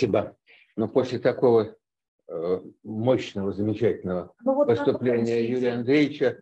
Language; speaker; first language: Russian; native; Russian